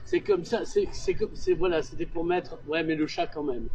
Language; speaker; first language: French; native; French